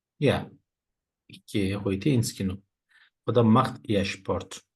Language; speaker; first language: German; non-native, fluent; Turkish